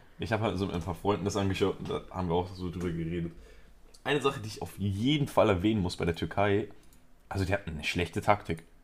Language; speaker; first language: German; early bilingual, other home language; Spanish